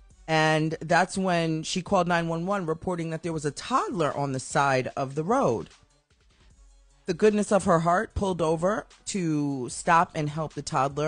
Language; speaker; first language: English; native; English